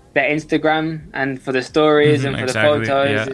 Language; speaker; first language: English; native; English